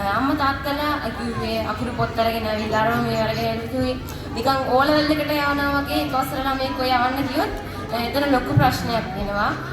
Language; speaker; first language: Sinhala; non-native, local second language; Tamil